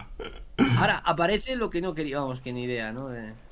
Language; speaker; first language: Spanish; native; Spanish